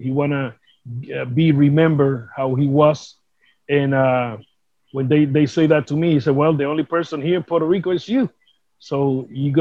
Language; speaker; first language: English; non-native, learner; Spanish